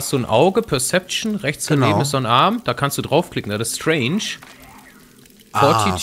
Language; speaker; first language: German; native; German